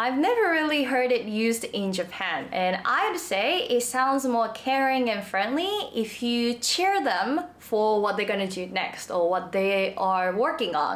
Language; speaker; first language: English; non-native, fluent; Japanese